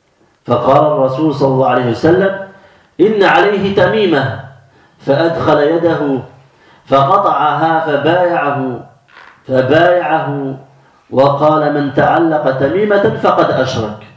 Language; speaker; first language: Arabic; non-native, fluent; French